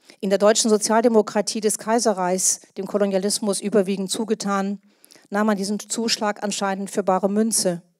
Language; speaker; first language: German; native; German